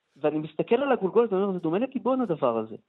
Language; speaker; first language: Hebrew; native; Hebrew